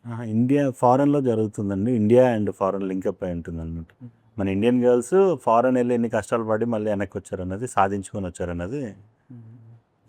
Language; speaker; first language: Telugu; native; Telugu